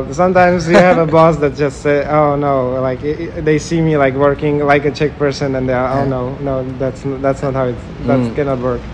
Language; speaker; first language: English; non-native, fluent; Czech